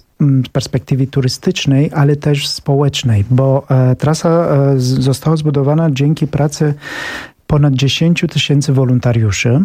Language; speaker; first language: Polish; non-native, fluent; Romanian